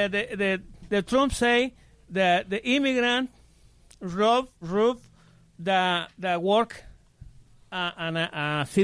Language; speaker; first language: English; non-native, learner; Spanish